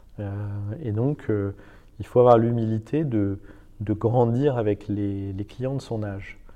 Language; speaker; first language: French; non-native, fluent; Persian